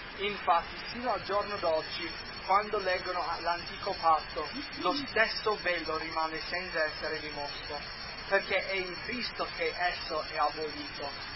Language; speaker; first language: Italian; non-native, fluent; English